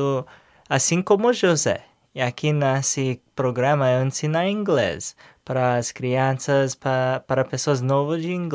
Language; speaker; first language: Portuguese; non-native, learner; English